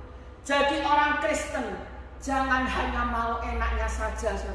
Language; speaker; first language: Indonesian; native; Indonesian